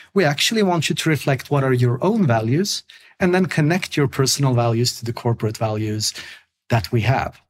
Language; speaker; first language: English; non-native, fluent; Swedish